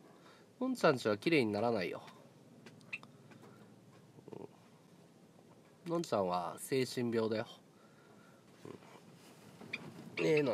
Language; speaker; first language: Japanese; native; Japanese